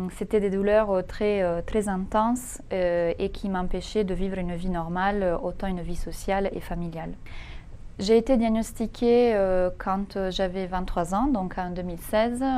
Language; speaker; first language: French; non-native, fluent; Italian